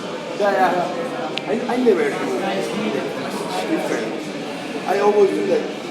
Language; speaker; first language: English; non-native, learner; Spanish